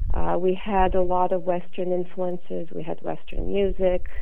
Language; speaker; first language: English; non-native, fluent; Serbian